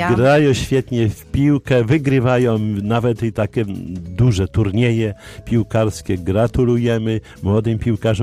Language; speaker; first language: Polish; native; Polish